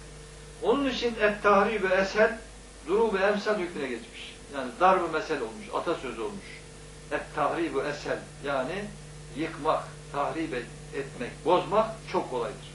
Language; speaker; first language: Turkish; native; Turkish